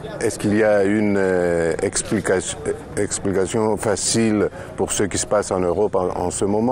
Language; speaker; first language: French; non-native, fluent; Greek